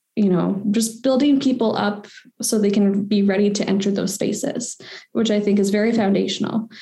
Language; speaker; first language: English; native; English